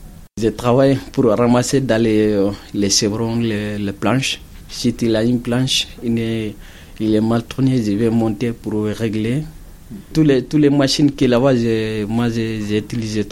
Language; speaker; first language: French; non-native, learner; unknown